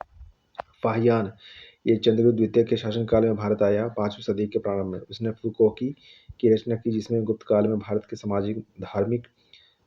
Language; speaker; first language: Hindi; native; Hindi